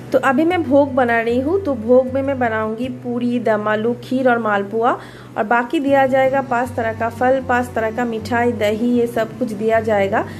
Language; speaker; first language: Hindi; non-native, local second language; Bangla